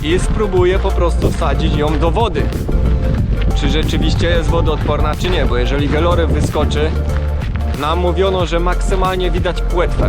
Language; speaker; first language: Polish; native; Polish